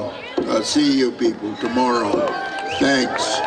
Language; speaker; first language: English; native; English